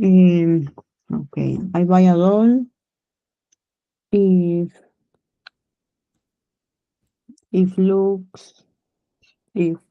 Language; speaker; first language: English; non-native, learner; Spanish